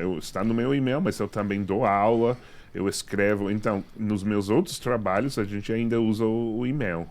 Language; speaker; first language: Portuguese; non-native, fluent; English